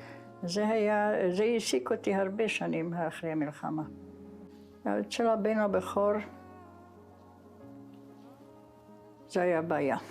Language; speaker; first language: Hebrew; non-native, fluent; Czech